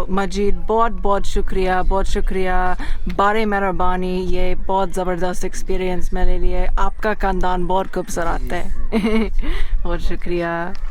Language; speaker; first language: Hindi; non-native, learner; English